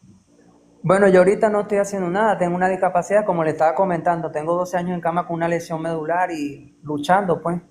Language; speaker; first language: Spanish; native; Spanish